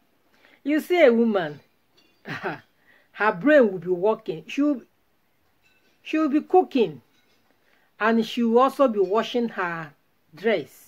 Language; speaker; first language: English; non-native, local second language; Igbo